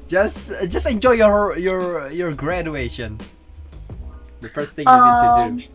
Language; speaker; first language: English; non-native, learner; Indonesian